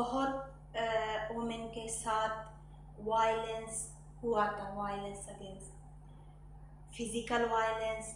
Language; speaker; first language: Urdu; non-native, learner; Persian